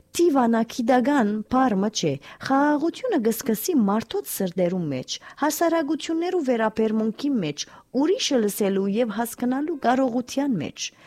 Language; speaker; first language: Armenian; early bilingual, heritage; Armenian